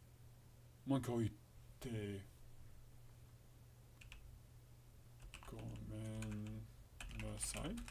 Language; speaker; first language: Japanese; non-native, learner; English